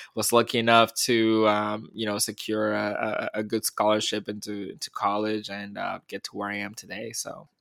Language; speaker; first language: English; early bilingual, other home language; Spanish